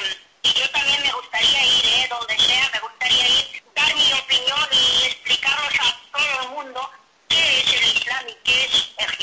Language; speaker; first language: Spanish; non-native, learner; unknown